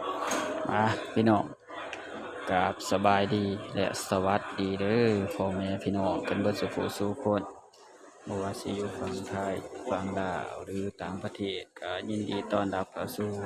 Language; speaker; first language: Thai; non-native, local second language; Northeastern Thai